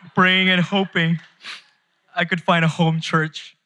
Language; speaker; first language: English; non-native, local second language; Filipino